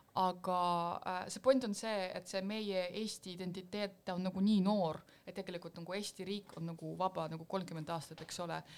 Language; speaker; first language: Estonian; non-native, local second language; Russian